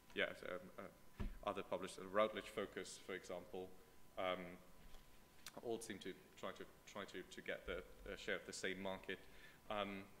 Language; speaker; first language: English; non-native, fluent; German